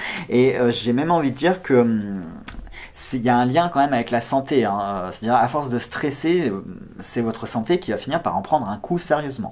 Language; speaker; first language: French; native; French